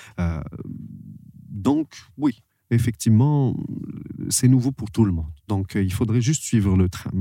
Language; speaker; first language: French; non-native, local second language; Arabic